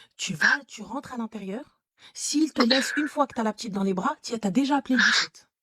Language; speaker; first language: French; native; French